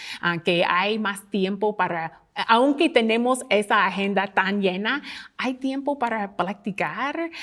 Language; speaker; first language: Spanish; non-native, fluent; English